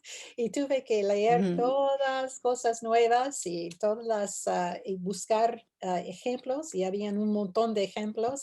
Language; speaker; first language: Spanish; non-native, fluent; English